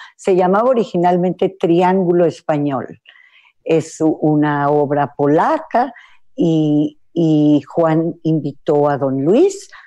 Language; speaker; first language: Spanish; native; Spanish